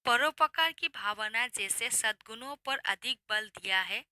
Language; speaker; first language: Hindi; non-native, local second language; Assamese